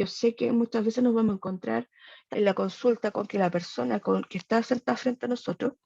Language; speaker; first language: Spanish; native; Spanish